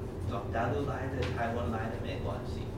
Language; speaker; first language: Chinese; non-native, learner; English